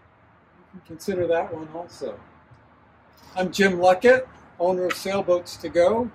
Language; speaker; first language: English; native; English